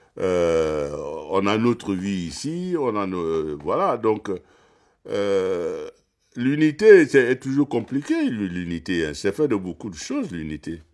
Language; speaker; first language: French; non-native, local second language; Duala